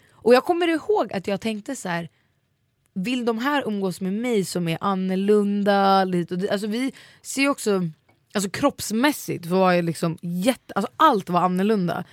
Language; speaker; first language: Swedish; native; Swedish